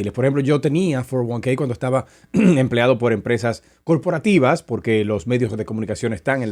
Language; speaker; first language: Spanish; native; Spanish